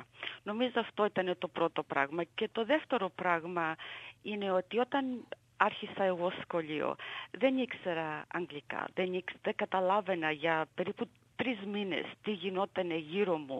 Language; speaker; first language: Greek; early bilingual, heritage; Greek